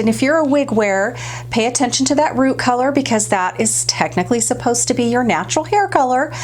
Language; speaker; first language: English; native; English